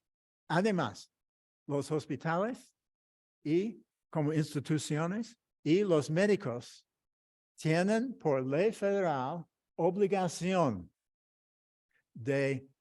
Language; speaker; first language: Spanish; non-native, fluent; English